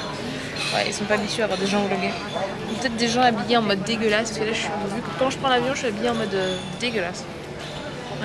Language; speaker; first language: French; native; French